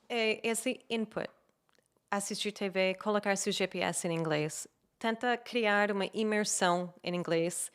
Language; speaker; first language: Portuguese; non-native, fluent; English